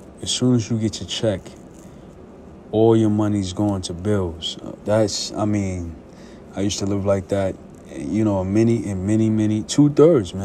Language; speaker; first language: English; native; English